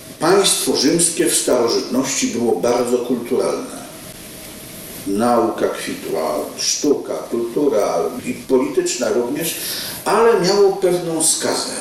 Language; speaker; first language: Polish; native; Polish